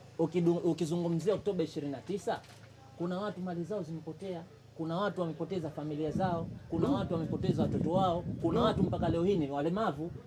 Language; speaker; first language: Swahili; native; Swahili